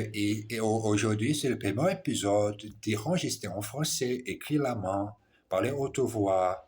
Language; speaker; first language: French; non-native, learner; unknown